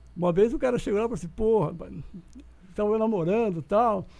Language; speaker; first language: Portuguese; native; Portuguese